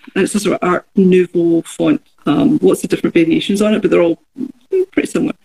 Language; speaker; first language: English; native; English